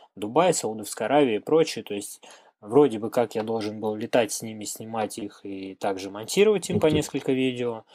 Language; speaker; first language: Russian; native; Russian